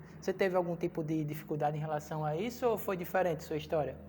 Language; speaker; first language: Portuguese; native; Portuguese